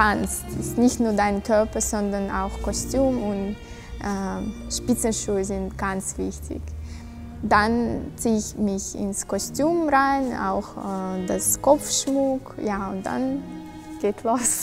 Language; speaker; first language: German; non-native, fluent; Russian